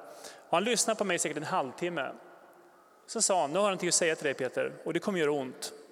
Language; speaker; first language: Swedish; native; Swedish